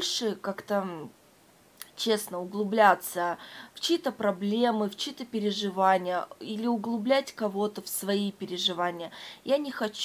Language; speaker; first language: Russian; native; Russian